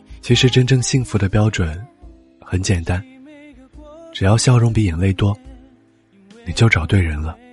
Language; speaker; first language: Chinese; native; Chinese